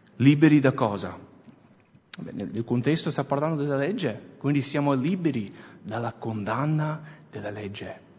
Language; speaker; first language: Italian; non-native, fluent; English